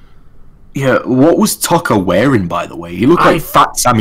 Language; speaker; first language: English; native; English